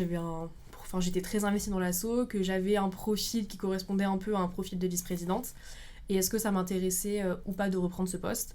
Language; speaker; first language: French; native; French